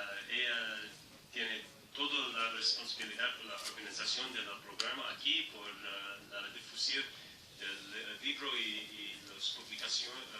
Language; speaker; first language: Spanish; non-native, learner; English